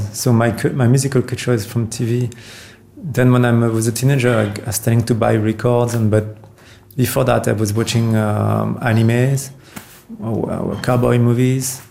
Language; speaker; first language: English; non-native, fluent; French